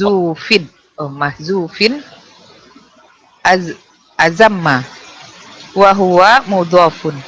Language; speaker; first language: Arabic; non-native, learner; Indonesian